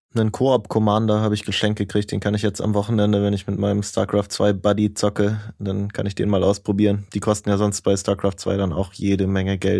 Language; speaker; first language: German; native; German